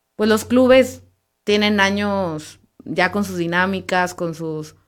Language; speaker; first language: Spanish; native; Spanish